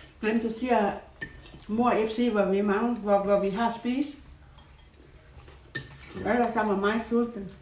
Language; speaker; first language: Danish; non-native, learner; Thai